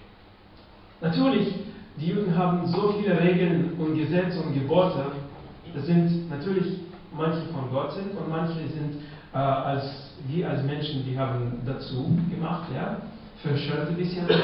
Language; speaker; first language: German; non-native, fluent; Russian